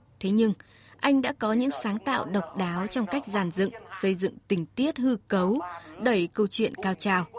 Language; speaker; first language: Vietnamese; native; Vietnamese